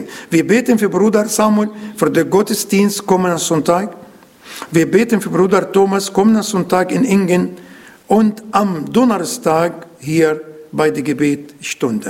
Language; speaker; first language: German; non-native, learner; Arabic